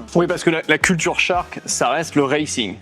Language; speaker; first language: French; native; French